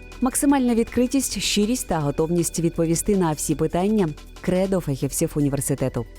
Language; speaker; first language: Ukrainian; native; Ukrainian